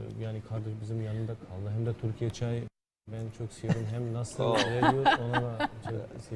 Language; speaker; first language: Turkish; non-native, learner; Urdu